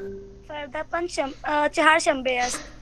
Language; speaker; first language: Persian; non-native, learner; Urdu